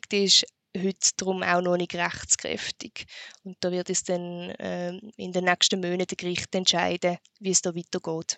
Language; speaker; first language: German; native; German